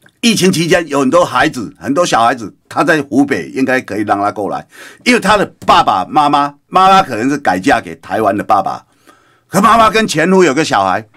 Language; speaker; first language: Chinese; native; Chinese